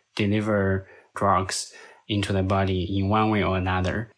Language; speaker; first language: English; non-native, fluent; Chinese